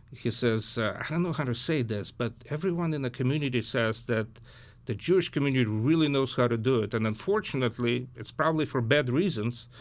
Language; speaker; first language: English; early bilingual, other home language; Ukrainian